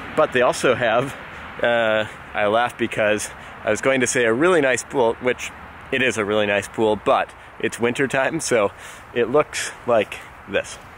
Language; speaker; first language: English; native; English